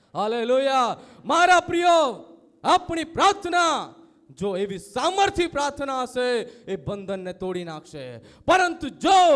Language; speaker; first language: Gujarati; native; Gujarati